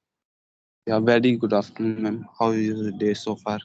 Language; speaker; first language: English; non-native, learner; Hindi